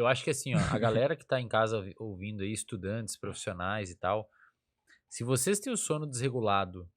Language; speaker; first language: Portuguese; native; Portuguese